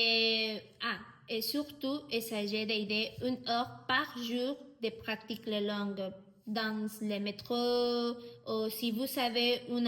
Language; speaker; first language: French; non-native, learner; Spanish